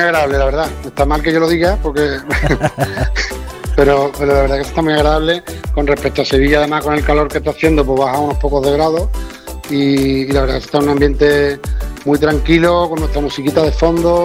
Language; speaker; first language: Spanish; native; Spanish